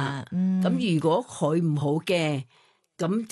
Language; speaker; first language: Cantonese; non-native, fluent; Thai